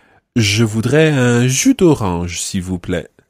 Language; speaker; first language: French; non-native, fluent; English